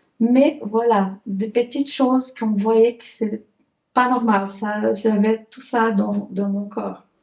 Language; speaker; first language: French; non-native, fluent; Portuguese